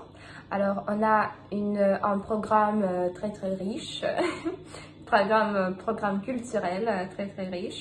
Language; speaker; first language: French; non-native, fluent; Russian